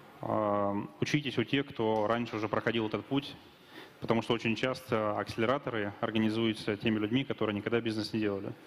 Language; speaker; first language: Russian; native; Russian